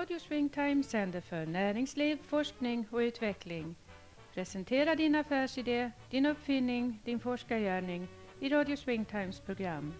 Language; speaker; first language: Swedish; native; Swedish